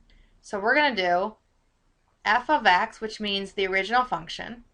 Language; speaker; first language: English; native; English